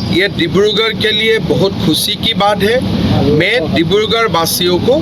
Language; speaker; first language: Hindi; non-native, local second language; Assamese